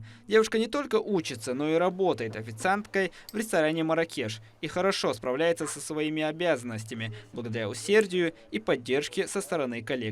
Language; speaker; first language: Russian; native; Russian